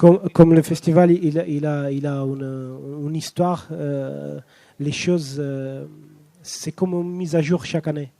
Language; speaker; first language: French; non-native, fluent; Romanian